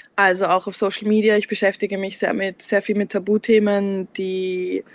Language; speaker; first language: German; native; German